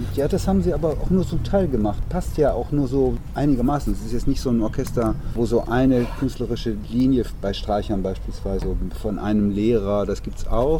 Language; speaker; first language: German; native; German